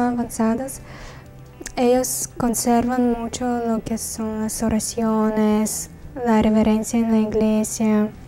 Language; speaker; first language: Spanish; non-native, learner; Russian